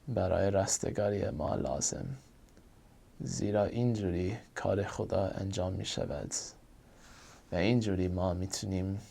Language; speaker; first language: Persian; non-native, fluent; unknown